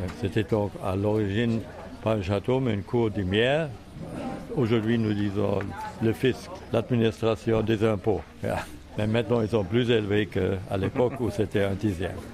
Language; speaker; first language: French; non-native, fluent; German